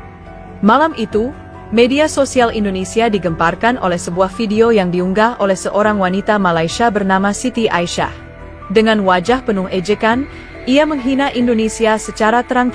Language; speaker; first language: Indonesian; native; Indonesian